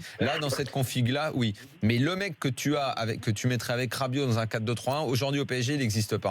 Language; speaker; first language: French; native; French